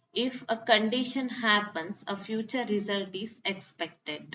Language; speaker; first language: English; non-native, local second language; Kannada